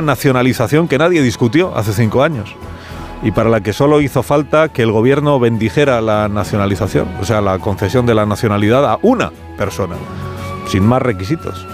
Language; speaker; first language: Spanish; native; Spanish